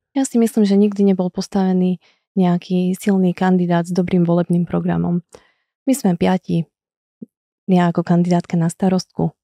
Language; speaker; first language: Slovak; native; Slovak